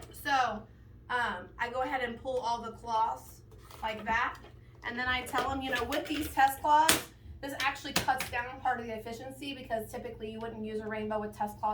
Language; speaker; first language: English; native; English